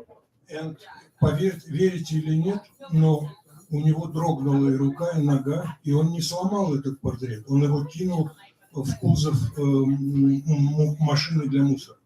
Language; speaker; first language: Russian; native; Russian